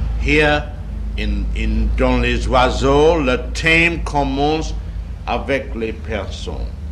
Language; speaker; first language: French; non-native, learner; English